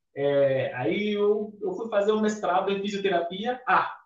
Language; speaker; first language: Portuguese; non-native, fluent; Fon